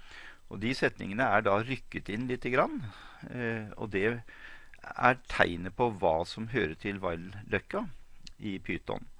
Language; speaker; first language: Norwegian; native; Norwegian